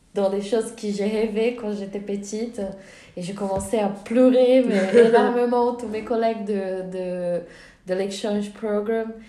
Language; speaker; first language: French; non-native, fluent; Portuguese